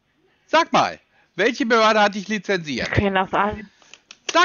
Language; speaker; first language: German; native; German